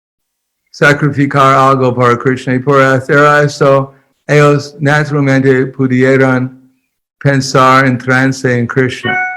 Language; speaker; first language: Spanish; non-native, fluent; English